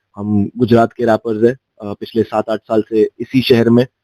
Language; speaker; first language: Hindi; non-native, local second language; Gujarati